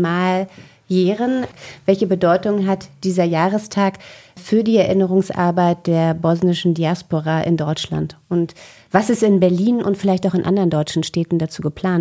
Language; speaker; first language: German; native; German